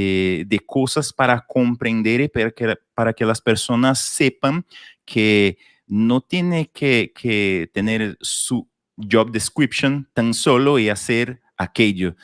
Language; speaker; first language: Spanish; non-native, fluent; Portuguese